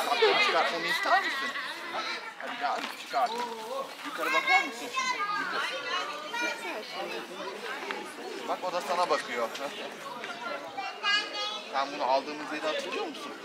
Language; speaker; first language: Turkish; native; Turkish